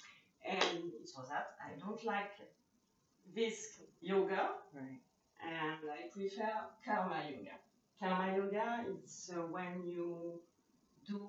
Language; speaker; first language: English; non-native, learner; French